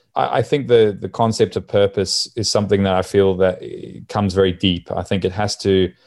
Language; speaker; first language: English; native; English